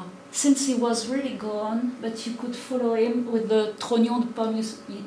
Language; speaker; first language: English; non-native, fluent; French